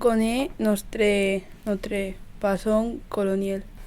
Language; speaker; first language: French; non-native, learner; Spanish